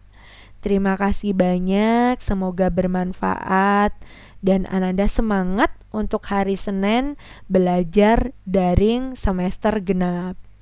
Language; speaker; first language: Indonesian; native; Indonesian